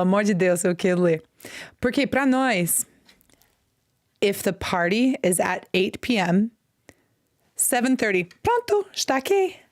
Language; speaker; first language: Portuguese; non-native, learner; English